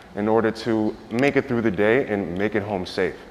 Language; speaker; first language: English; native; English